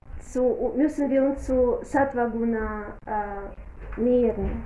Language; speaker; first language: German; non-native, fluent; Russian